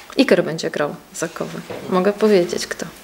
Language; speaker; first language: Polish; native; Polish